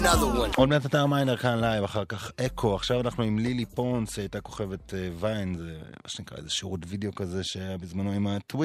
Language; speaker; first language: Hebrew; native; Hebrew